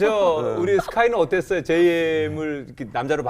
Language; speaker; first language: Korean; native; Korean